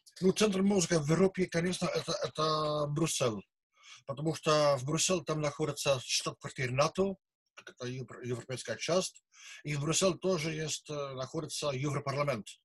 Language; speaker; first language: Russian; non-native, learner; Dutch